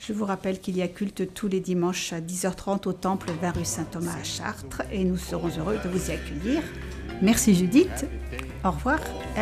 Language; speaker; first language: French; native; French